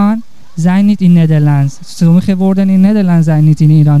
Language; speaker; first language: Dutch; non-native, learner; Persian